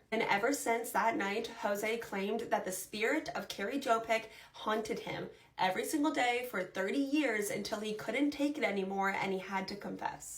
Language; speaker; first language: English; native; English